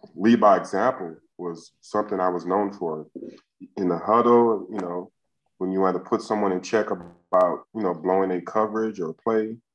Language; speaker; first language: English; native; English